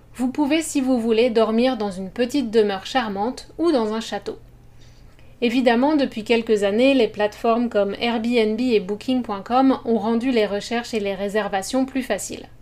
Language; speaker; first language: French; native; French